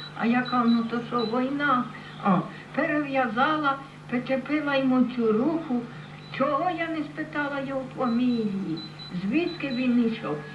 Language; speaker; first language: Ukrainian; native; Ukrainian